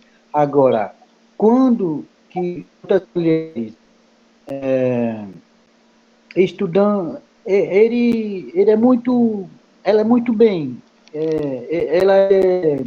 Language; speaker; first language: Portuguese; non-native, local second language; Kayapó